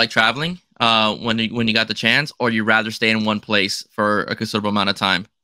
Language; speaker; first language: English; native; English